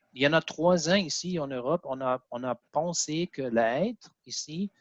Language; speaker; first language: French; non-native, fluent; German